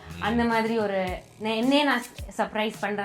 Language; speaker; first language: Tamil; early bilingual, heritage; Tamil